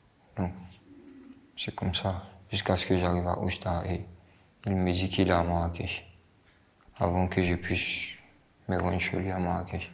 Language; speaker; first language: French; non-native, local second language; Bambara